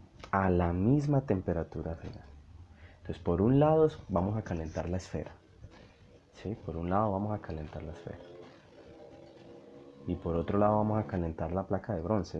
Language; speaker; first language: Spanish; native; Spanish